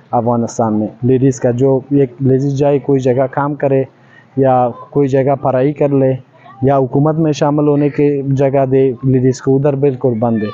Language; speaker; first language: Hindi; non-native, learner; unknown